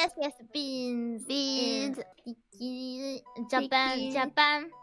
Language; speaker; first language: English; non-native, learner; Japanese